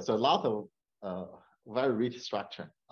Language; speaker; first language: English; non-native, fluent; Chinese